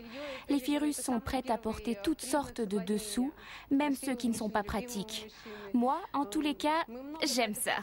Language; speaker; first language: French; native; French